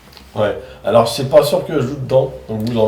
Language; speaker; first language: French; native; French